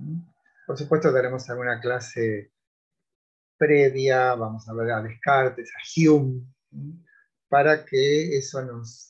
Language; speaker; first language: Spanish; native; Spanish